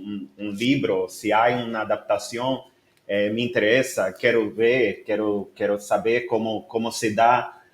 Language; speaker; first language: Spanish; non-native, learner; Portuguese